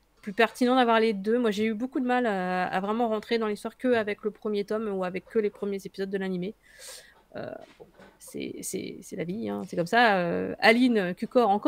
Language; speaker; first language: French; native; French